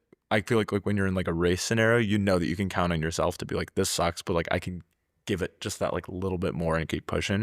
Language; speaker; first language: English; native; English